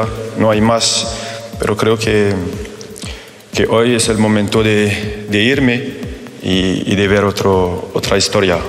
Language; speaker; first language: Spanish; non-native, fluent; French